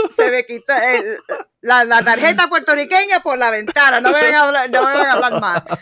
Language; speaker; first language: Spanish; early bilingual, heritage; Spanish